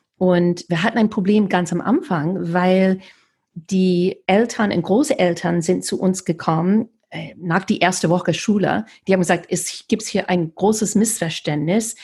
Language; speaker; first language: German; non-native, fluent; English